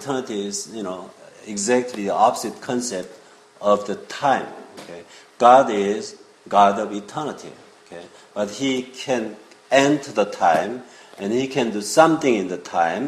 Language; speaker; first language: English; non-native, fluent; Korean